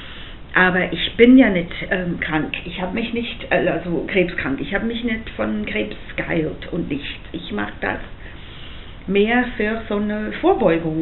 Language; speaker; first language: German; non-native, fluent; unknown